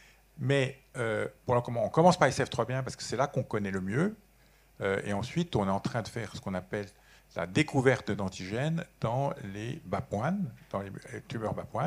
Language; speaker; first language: French; native; French